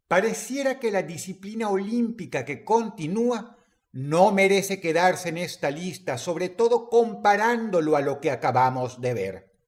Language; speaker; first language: Spanish; native; Spanish